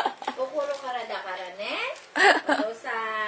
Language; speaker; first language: Japanese; non-native, learner; Filipino